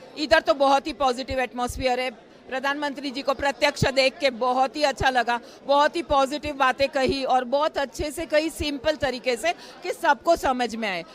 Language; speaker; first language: Hindi; non-native, local second language; Gujarati